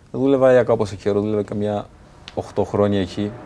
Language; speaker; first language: Greek; non-native, fluent; Arabic